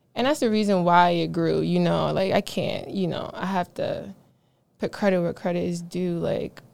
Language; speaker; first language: English; native; English